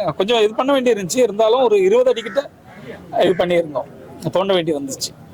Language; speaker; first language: Tamil; non-native, local second language; Malayalam